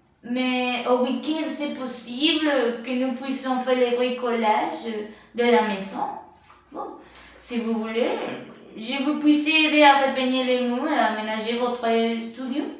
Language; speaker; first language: French; non-native, learner; Spanish